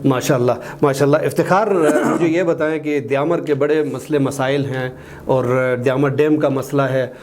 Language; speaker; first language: Urdu; non-native, local second language; Shina